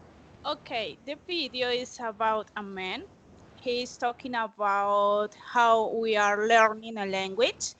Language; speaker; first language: English; non-native, learner; Spanish